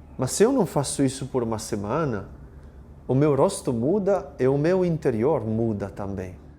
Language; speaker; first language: Portuguese; non-native, fluent; Italian